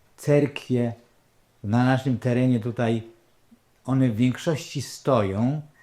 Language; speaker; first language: Polish; non-native, local second language; Rusyn